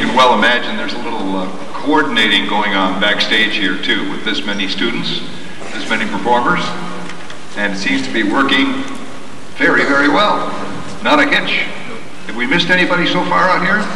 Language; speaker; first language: English; native; English